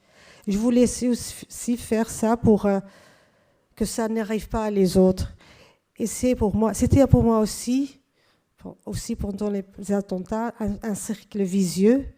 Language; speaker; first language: French; non-native, fluent; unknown